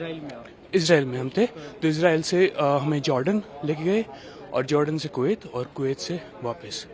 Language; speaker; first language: Hindi; native; Hindi